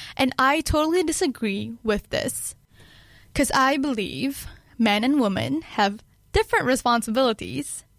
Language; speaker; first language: English; non-native, local second language; Malay